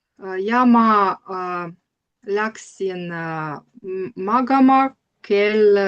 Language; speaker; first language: Estonian; non-native, learner; Russian